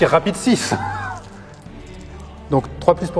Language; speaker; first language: French; native; French